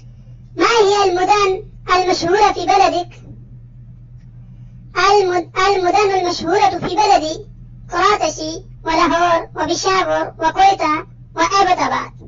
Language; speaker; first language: Arabic; non-native, fluent; Urdu